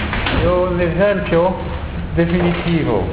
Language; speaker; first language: Italian; non-native, learner; French